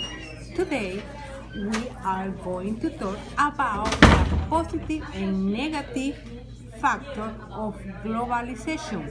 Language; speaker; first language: English; non-native, learner; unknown